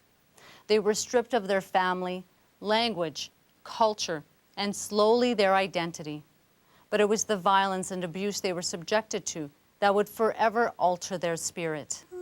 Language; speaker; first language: English; native; English